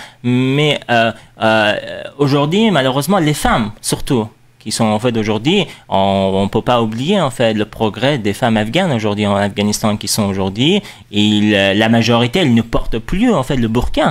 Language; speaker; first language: French; non-native, fluent; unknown